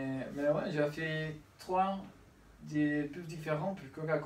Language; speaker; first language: French; non-native, learner; Spanish